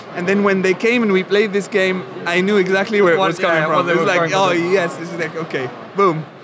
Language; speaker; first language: English; non-native, fluent; Arabic